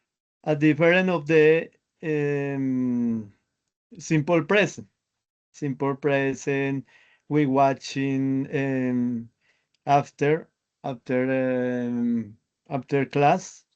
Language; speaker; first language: English; non-native, learner; Spanish